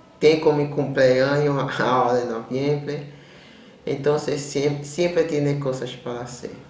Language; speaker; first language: Spanish; non-native, learner; Portuguese